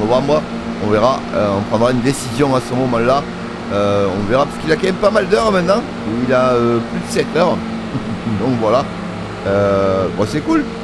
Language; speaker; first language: French; native; French